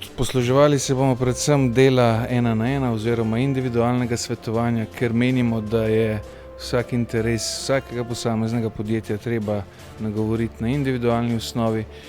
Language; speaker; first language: Slovenian; native; Slovenian